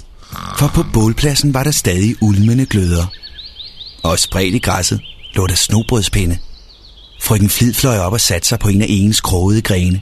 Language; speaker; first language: Danish; native; Danish